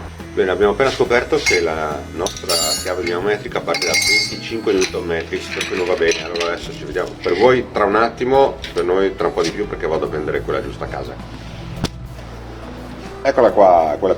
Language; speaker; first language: Italian; native; Italian